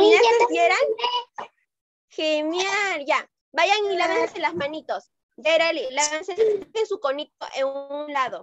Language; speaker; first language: Spanish; native; Spanish